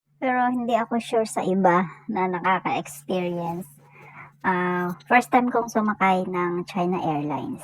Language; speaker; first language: Filipino; native; Filipino